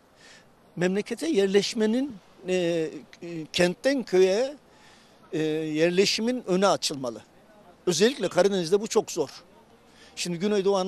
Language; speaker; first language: Turkish; native; Turkish